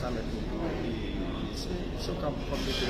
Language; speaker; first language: French; non-native, learner; Haitian Creole